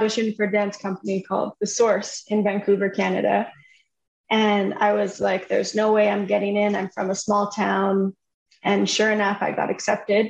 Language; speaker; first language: English; native; English